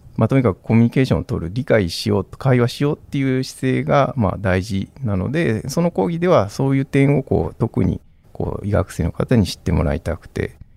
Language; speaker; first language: Japanese; native; Japanese